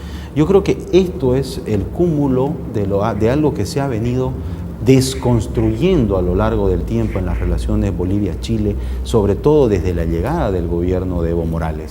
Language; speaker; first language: Spanish; native; Spanish